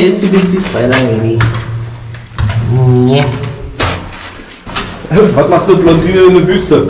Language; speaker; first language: German; native; German